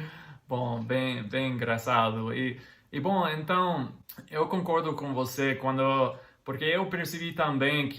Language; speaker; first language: Portuguese; non-native, fluent; English